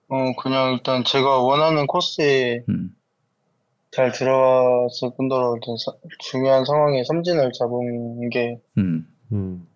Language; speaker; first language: Korean; native; Korean